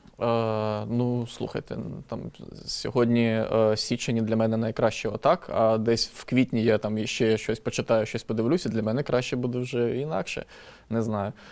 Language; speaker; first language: Ukrainian; native; Ukrainian